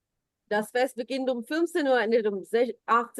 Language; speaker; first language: German; non-native, fluent; Urdu